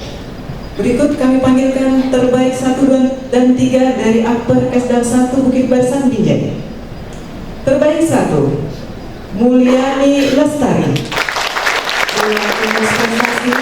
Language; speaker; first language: Indonesian; native; Indonesian